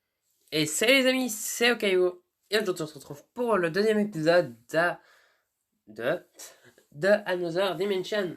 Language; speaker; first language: French; native; French